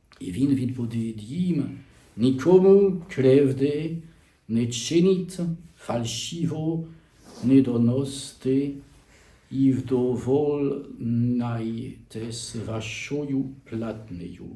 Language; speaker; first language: Ukrainian; non-native, learner; French